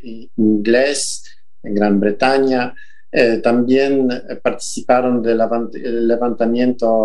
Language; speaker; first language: Spanish; non-native, fluent; Polish